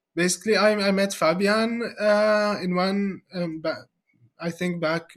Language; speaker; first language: English; non-native, fluent; Arabic